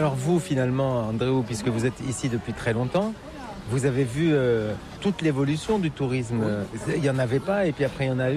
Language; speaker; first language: French; native; French